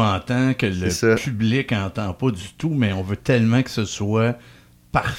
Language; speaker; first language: French; native; French